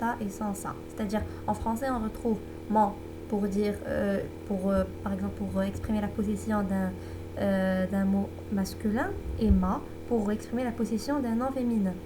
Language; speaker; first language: French; non-native, local second language; Arabic